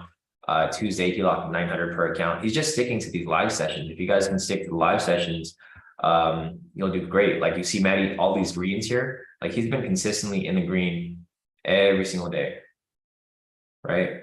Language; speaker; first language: English; native; English